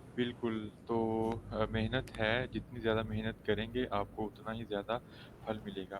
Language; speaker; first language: Urdu; non-native, local second language; Punjabi